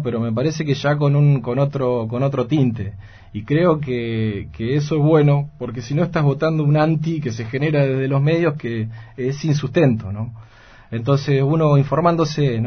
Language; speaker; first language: Spanish; native; Spanish